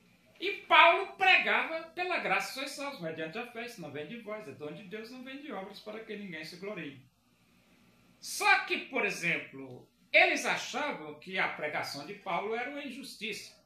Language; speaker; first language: Portuguese; native; Portuguese